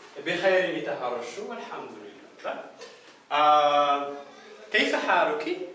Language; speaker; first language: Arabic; non-native, fluent; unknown